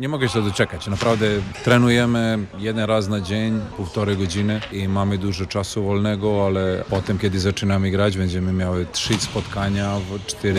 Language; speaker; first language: Polish; non-native, fluent; Serbian